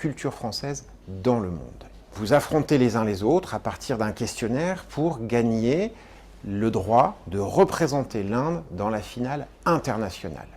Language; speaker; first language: French; native; French